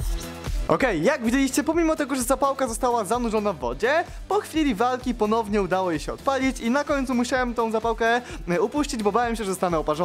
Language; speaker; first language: Polish; native; Polish